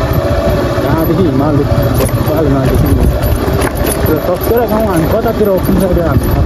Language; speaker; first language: Nepali; native; Nepali